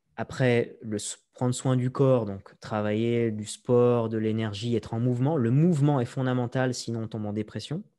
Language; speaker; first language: French; native; French